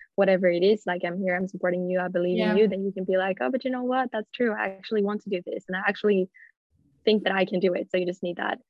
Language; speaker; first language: English; non-native, fluent; Swedish